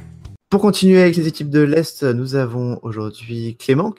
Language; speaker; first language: French; native; French